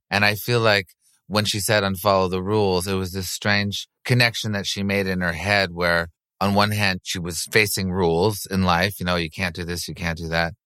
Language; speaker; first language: English; native; English